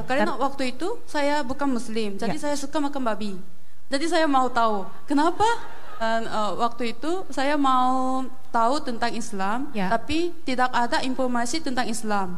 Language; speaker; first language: Indonesian; non-native, fluent; Korean